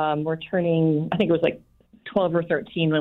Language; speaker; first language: English; native; English